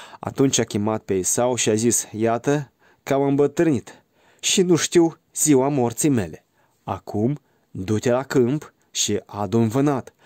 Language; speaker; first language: Romanian; native; Romanian